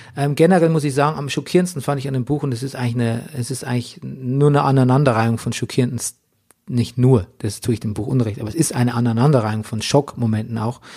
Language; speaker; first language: German; native; German